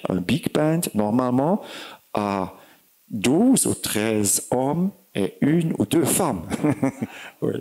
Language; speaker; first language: French; non-native, fluent; German